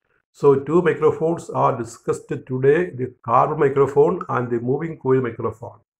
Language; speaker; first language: English; non-native, local second language; Malayalam